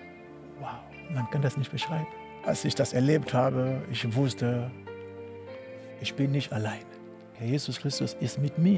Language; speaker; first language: German; non-native, learner; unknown